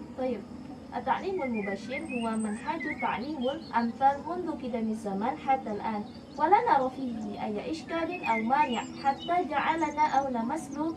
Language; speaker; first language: Arabic; non-native, fluent; Indonesian